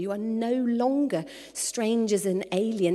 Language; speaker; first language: English; native; English